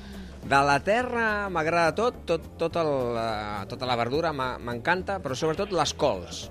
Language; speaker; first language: Catalan; non-native, fluent; Italian